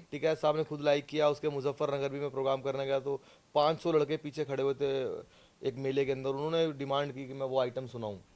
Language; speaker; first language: Hindi; native; Hindi